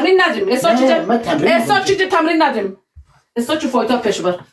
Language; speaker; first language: Persian; native; Persian